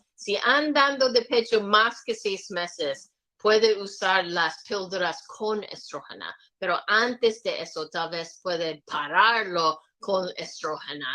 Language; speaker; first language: Spanish; non-native, learner; English